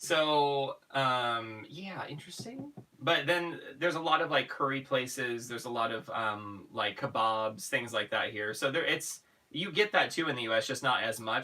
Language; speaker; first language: English; native; English